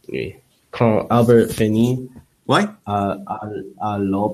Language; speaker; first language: French; non-native, learner; English